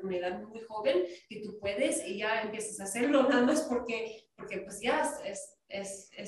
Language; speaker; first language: Spanish; non-native, fluent; English